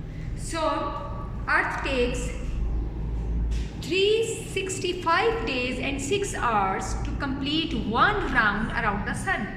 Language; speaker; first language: English; non-native, local second language; Urdu